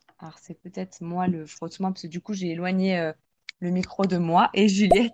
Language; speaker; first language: French; native; French